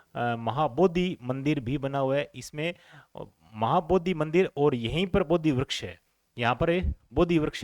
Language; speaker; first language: Hindi; native; Hindi